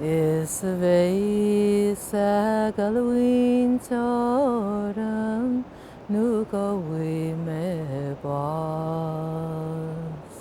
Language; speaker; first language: Irish; non-native, fluent; English